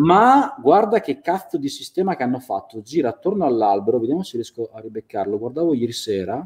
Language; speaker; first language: Italian; native; Italian